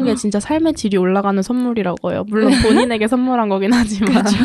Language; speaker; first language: Korean; native; Korean